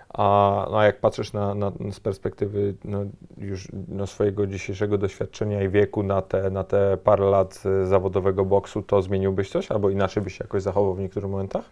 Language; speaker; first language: Polish; native; Polish